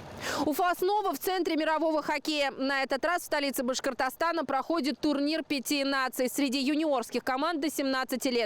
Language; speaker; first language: Russian; native; Russian